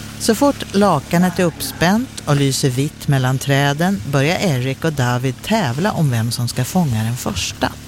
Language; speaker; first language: Swedish; native; Swedish